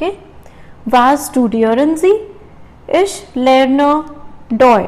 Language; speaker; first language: German; non-native, learner; Hindi